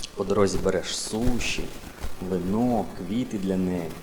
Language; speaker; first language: Ukrainian; native; Ukrainian